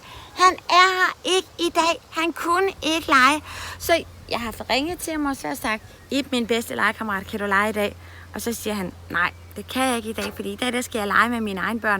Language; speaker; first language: Danish; native; Danish